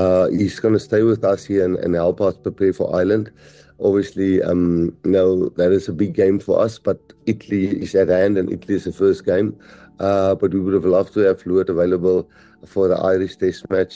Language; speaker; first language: English; non-native, local second language; Afrikaans